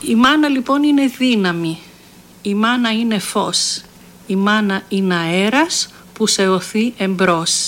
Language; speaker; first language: Greek; native; Greek